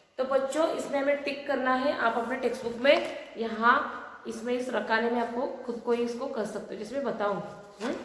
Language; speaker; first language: Hindi; non-native, local second language; Marathi